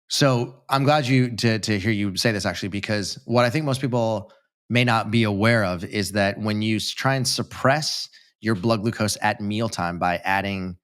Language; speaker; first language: English; native; English